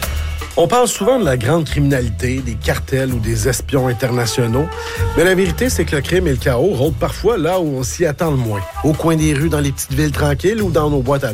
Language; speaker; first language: French; native; French